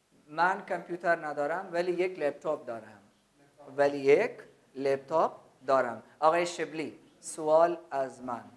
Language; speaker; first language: Persian; non-native, fluent; Urdu